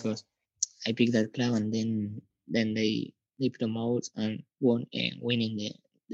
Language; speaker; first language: English; non-native, learner; Spanish